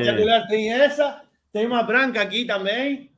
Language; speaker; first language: Portuguese; non-native, learner; Spanish